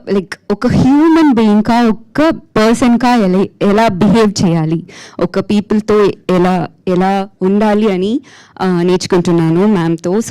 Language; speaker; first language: Telugu; non-native, fluent; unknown